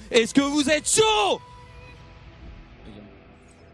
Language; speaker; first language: French; native; French